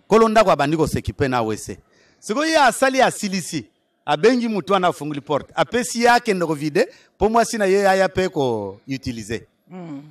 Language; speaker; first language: Lingala; non-native, local second language; Luba-Lulua